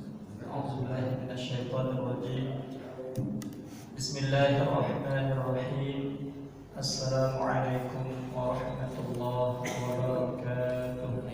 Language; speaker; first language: Arabic; non-native, fluent; Indonesian